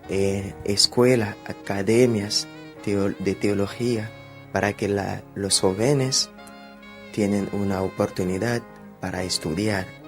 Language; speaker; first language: Spanish; non-native, fluent; Haitian Creole